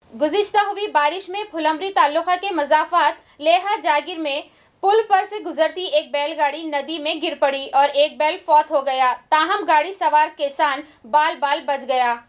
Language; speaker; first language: Urdu; native; Urdu